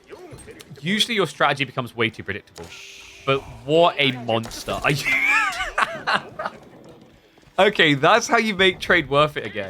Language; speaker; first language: English; native; English